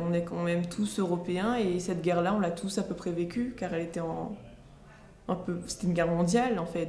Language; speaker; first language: French; native; French